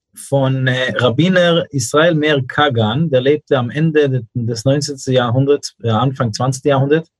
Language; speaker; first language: German; non-native, fluent; English